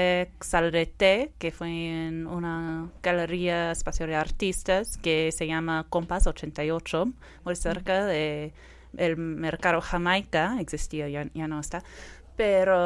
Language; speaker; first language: Spanish; non-native, fluent; English